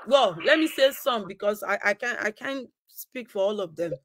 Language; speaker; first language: English; non-native, local second language; Yoruba